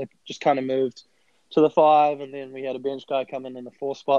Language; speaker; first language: English; native; English